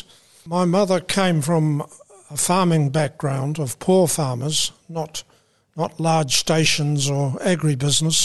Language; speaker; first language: English; native; English